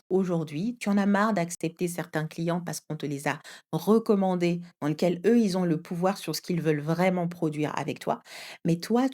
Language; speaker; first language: French; native; French